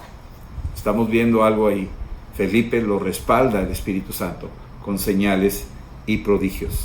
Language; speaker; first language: Spanish; native; Spanish